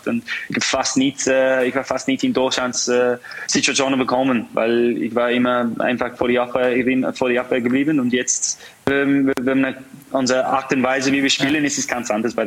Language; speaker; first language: German; non-native, fluent; English